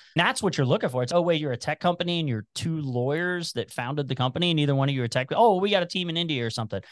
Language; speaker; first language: English; native; English